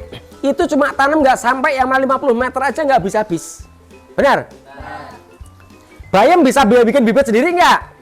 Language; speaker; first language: Indonesian; non-native, local second language; Javanese